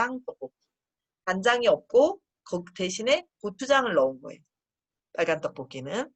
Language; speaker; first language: Korean; native; Korean